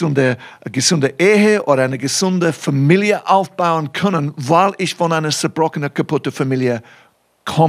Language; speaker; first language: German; non-native, fluent; English